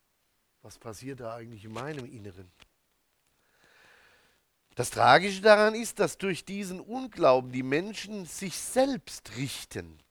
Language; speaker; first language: German; native; German